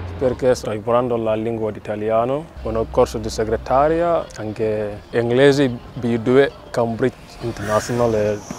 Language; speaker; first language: Italian; non-native, learner; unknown